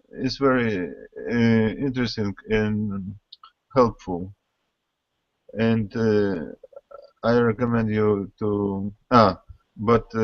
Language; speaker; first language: English; non-native, learner; Russian